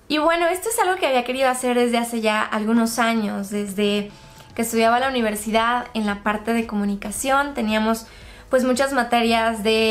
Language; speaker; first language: Spanish; native; Spanish